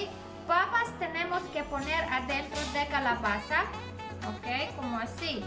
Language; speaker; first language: Spanish; non-native, learner; Polish